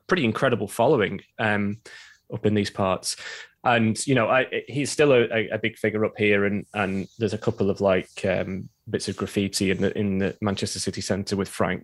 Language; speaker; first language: English; native; English